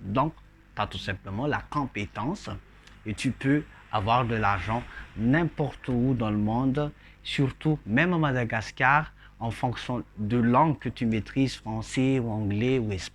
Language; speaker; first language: French; non-native, local second language; Malagasy